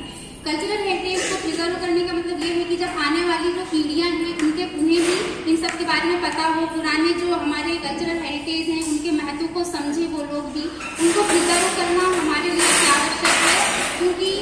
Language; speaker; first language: Hindi; native; Hindi